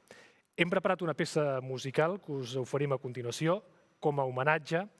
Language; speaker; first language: Catalan; native; Catalan